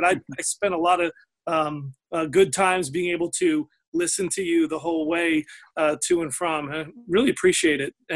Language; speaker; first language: English; native; English